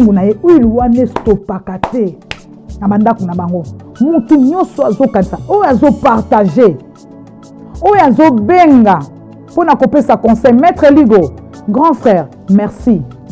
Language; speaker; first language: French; non-native, local second language; Lingala